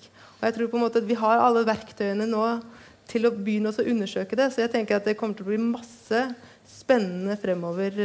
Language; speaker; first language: Norwegian; native; Norwegian